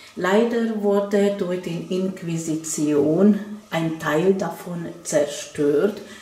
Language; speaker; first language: German; non-native, fluent; Hungarian